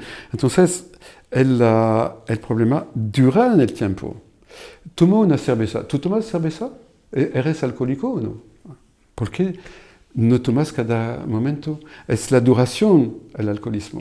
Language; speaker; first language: Spanish; non-native, fluent; French